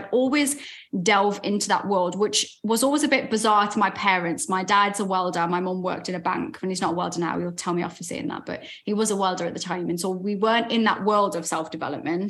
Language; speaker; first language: English; native; English